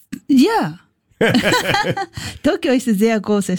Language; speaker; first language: German; non-native, learner; Japanese